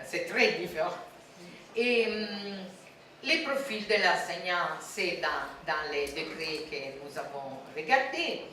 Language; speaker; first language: French; non-native, fluent; Italian